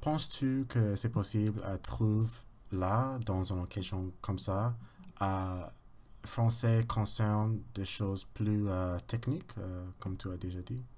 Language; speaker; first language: French; non-native, learner; English